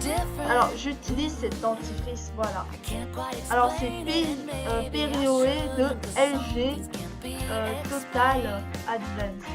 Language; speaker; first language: French; early bilingual, other home language; Korean